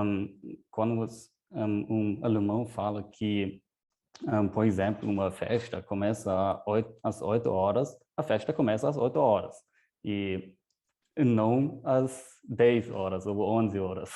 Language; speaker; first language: Portuguese; non-native, fluent; German